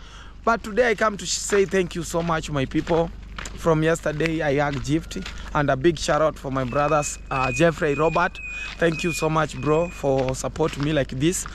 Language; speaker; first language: English; non-native, learner; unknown